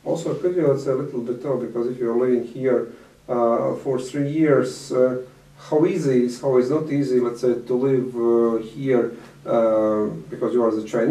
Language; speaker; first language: English; non-native, fluent; Latvian